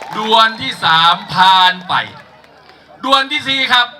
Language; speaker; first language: Thai; native; Thai